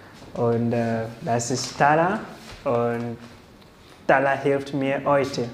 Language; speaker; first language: German; non-native, learner; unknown